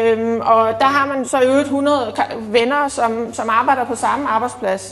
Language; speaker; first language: Danish; native; Danish